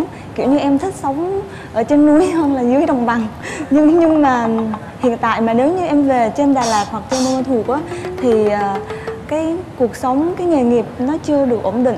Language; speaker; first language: Vietnamese; native; Vietnamese